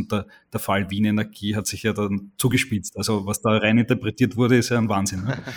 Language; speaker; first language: German; native; German